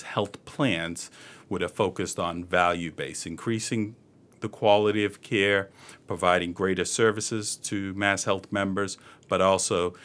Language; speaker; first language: English; native; English